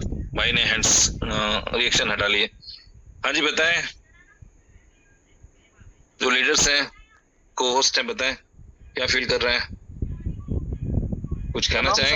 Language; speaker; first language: Hindi; native; Hindi